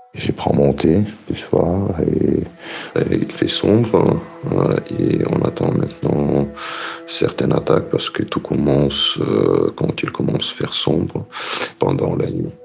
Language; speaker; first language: French; non-native, fluent; Ukrainian